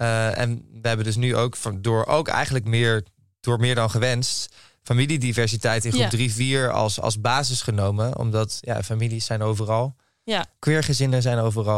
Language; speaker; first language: Dutch; native; Dutch